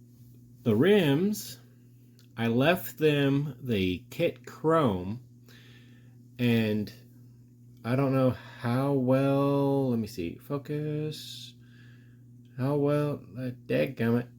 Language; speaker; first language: English; native; English